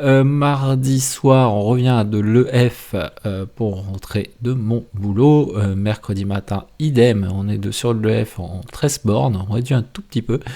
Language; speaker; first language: French; native; French